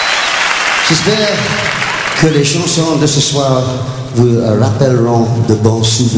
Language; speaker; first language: French; non-native, learner; English